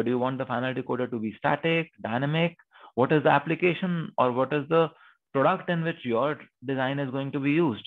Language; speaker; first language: English; non-native, local second language; Hindi